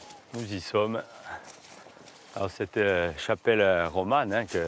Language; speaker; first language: French; native; French